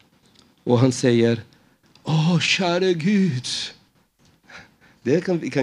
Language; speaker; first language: Swedish; non-native, fluent; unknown